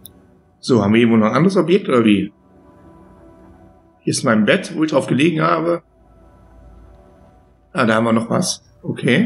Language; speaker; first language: German; native; German